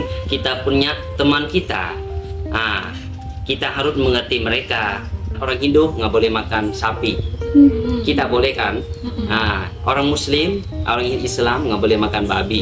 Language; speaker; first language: Indonesian; non-native, learner; Thai